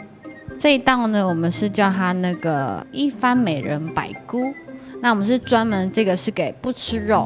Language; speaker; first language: Chinese; native; Chinese